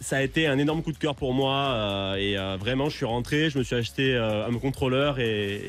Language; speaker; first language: French; native; French